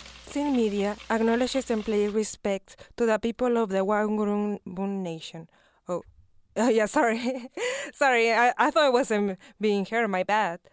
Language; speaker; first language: English; non-native, fluent; Spanish